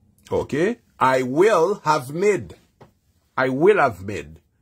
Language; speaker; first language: English; non-native, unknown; Haitian Creole